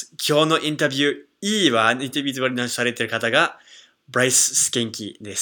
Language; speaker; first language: Japanese; non-native, fluent; English